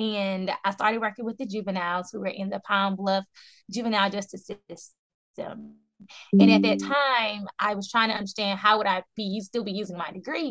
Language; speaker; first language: English; native; English